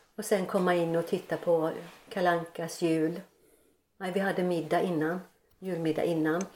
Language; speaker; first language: Swedish; early bilingual, other home language; Norwegian